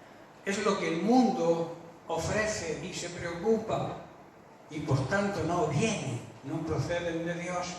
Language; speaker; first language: Spanish; native; Spanish